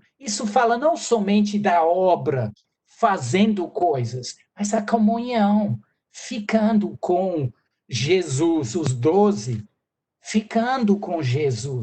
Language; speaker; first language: Portuguese; non-native, fluent; English